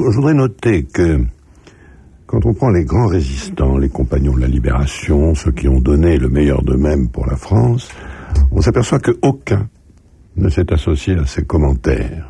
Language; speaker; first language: French; native; French